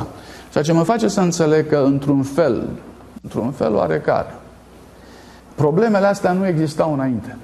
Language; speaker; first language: Romanian; native; Romanian